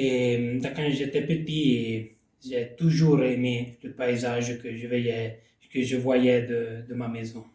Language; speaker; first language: French; non-native, local second language; Italian